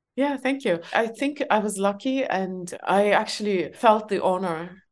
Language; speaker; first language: English; non-native, fluent; Estonian